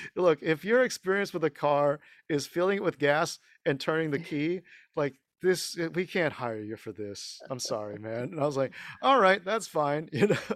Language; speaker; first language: English; early bilingual, other home language; Chinese